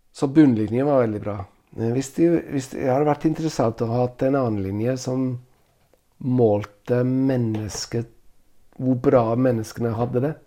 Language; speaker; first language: Norwegian; non-native, fluent; English